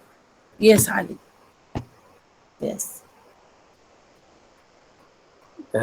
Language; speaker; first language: English; non-native, learner; Arabic